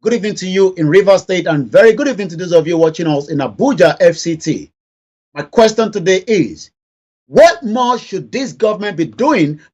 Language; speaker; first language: English; non-native, local second language; Yoruba